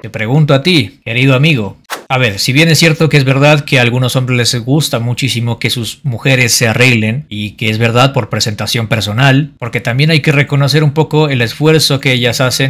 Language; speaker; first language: Spanish; native; Spanish